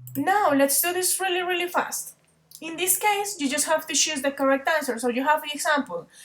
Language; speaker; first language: English; non-native, fluent; Spanish